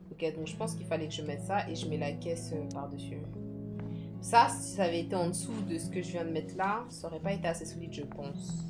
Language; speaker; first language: French; native; French